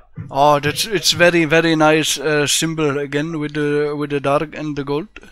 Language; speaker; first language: English; non-native, fluent; German